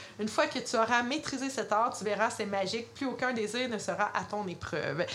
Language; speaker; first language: French; native; French